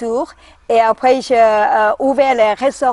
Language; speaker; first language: French; non-native, learner; Thai